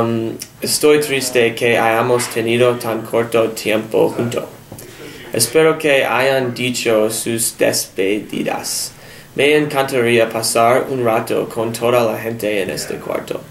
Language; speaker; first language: Spanish; non-native, learner; English